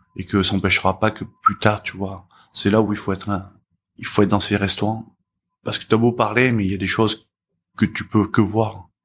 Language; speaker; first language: French; early bilingual, other home language; Korean